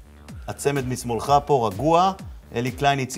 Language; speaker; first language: Hebrew; native; Hebrew